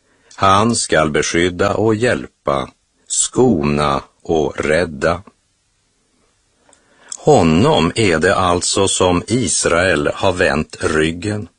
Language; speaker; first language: Swedish; native; Swedish